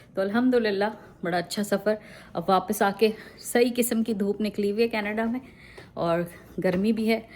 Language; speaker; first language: Urdu; native; Urdu